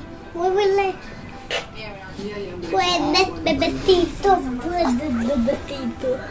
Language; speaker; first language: Spanish; early bilingual, heritage; Spanish